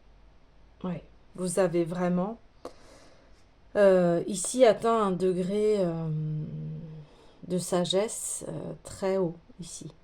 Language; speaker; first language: French; native; French